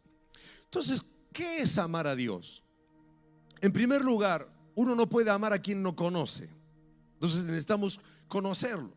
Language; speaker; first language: Spanish; native; Spanish